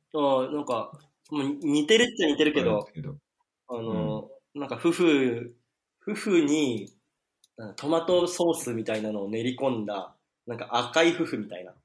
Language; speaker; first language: Japanese; native; Japanese